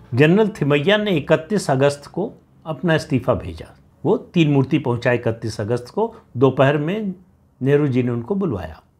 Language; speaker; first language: Hindi; native; Hindi